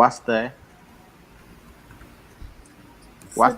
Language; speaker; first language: English; non-native, learner; Vietnamese